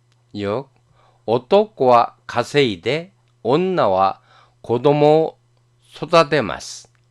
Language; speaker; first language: Japanese; non-native, fluent; Korean